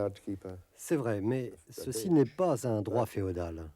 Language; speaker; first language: French; non-native, fluent; English